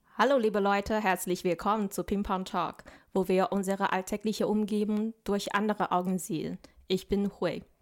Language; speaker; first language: German; non-native, fluent; Chinese